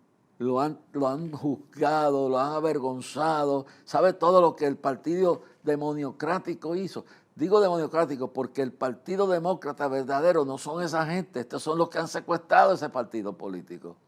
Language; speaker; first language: Spanish; native; Spanish